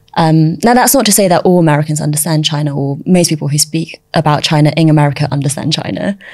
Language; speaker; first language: English; early bilingual, other home language; Chinese